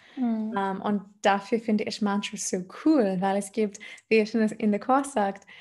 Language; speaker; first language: German; non-native, fluent; English